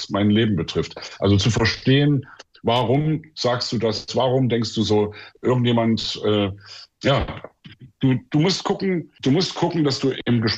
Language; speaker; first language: German; native; German